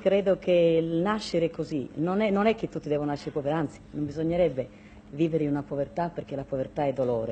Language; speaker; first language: Italian; non-native, local second language; Sardinian